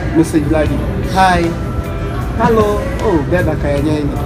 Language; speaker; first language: Indonesian; non-native, learner; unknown